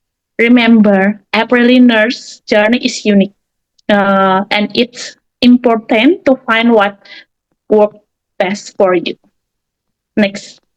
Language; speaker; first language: English; non-native, learner; Indonesian